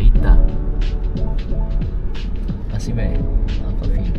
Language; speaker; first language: Portuguese; non-native, learner; Indonesian